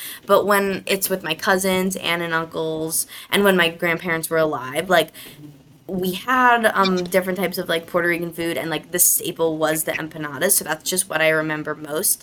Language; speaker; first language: English; native; English